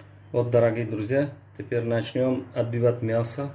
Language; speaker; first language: Russian; non-native, fluent; Uzbek